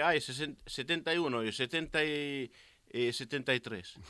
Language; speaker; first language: Spanish; non-native, learner; Arabic